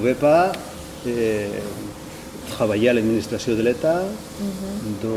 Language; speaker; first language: French; non-native, fluent; Catalan